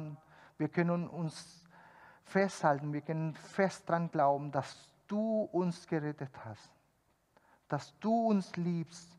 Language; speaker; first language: German; non-native, fluent; Spanish